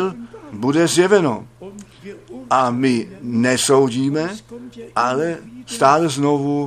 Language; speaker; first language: Czech; non-native, fluent; German